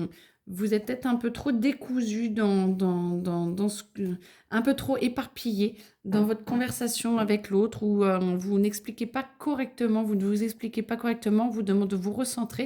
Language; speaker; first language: French; native; French